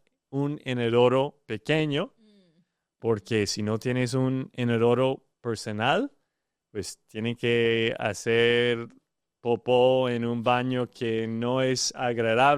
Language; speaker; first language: Spanish; non-native, learner; English